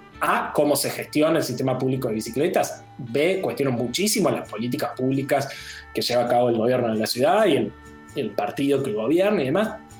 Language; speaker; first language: Spanish; native; Spanish